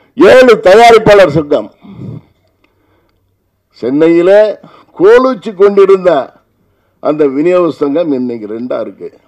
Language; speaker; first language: Tamil; native; Tamil